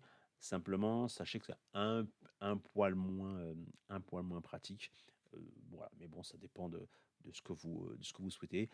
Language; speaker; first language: French; native; French